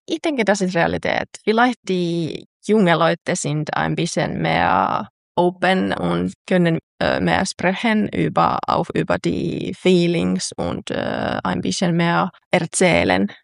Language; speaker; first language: German; non-native, learner; Finnish